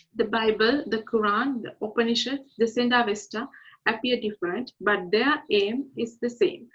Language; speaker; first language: English; non-native, local second language; Sinhala